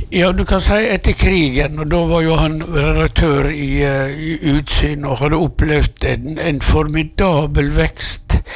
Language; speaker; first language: Norwegian; native; Norwegian